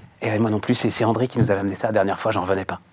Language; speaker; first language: French; native; French